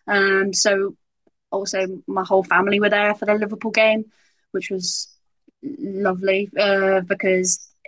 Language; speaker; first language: English; native; English